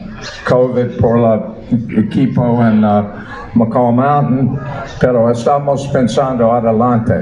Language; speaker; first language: Spanish; non-native, learner; English